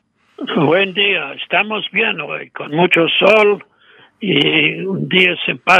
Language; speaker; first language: Spanish; non-native, fluent; English